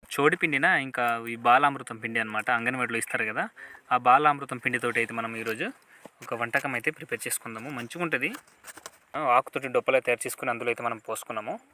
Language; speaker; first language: Telugu; native; Telugu